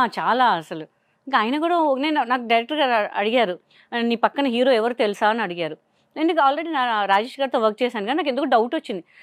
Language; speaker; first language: Telugu; non-native, local second language; Hindi